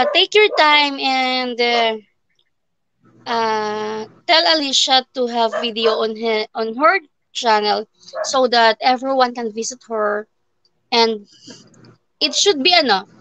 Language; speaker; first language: English; non-native, local second language; Filipino